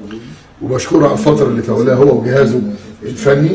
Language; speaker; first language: Arabic; native; Arabic